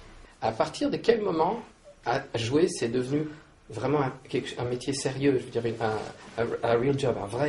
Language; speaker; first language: French; native; French